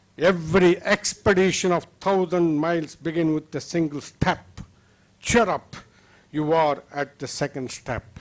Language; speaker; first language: English; non-native, local second language; Kannada